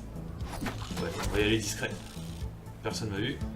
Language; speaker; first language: French; native; French